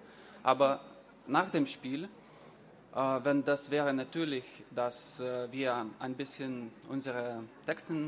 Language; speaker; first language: German; non-native, learner; Lithuanian